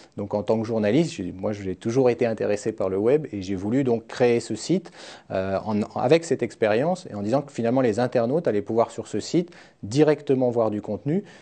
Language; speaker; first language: French; native; French